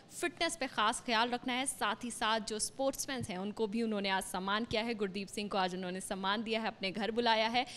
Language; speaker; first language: Hindi; native; Hindi